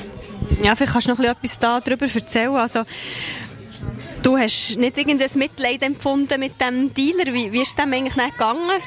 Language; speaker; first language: German; native; German